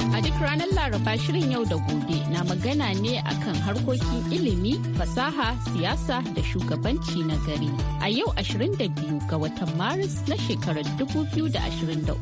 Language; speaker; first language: Hausa; native; Hausa